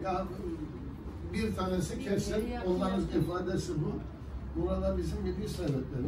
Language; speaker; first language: Turkish; native; Turkish